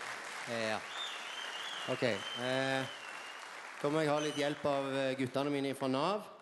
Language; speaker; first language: Norwegian; native; Norwegian